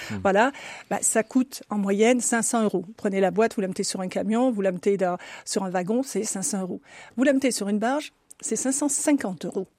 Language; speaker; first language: French; native; French